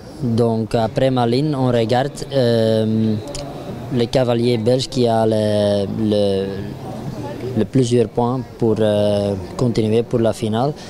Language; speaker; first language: French; non-native, local second language; Dutch